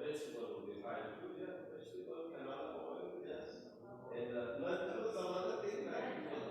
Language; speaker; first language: English; non-native, local second language; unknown